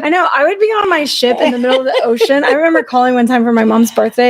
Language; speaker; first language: English; native; English